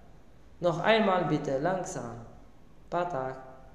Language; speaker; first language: German; non-native, learner; Arabic